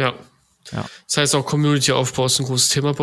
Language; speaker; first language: German; native; German